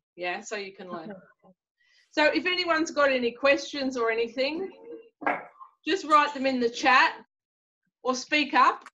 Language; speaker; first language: English; native; English